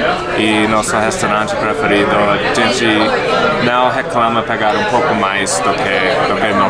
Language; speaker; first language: Portuguese; non-native, fluent; English